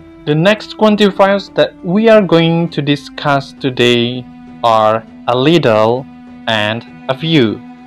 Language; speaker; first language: English; non-native, fluent; Indonesian